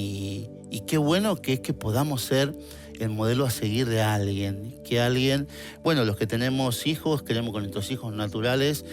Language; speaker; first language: Spanish; native; Spanish